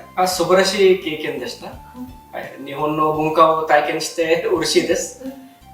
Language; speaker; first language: Japanese; non-native, fluent; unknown